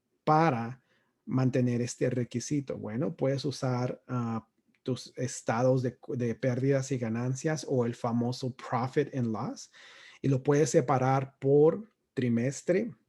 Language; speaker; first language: Spanish; native; Spanish